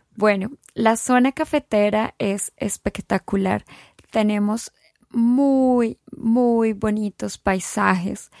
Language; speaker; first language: Spanish; native; Spanish